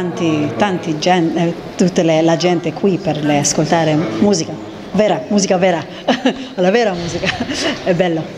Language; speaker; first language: Italian; non-native, learner; English